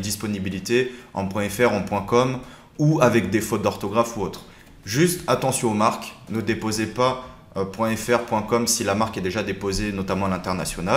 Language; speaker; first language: French; native; French